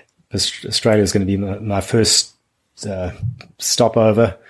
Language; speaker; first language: English; non-native, local second language; German